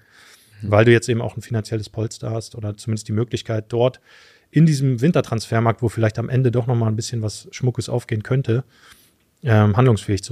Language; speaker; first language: German; native; German